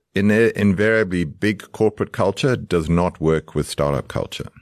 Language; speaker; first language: English; native; English